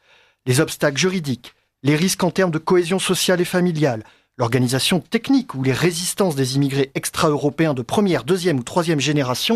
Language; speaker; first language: French; native; French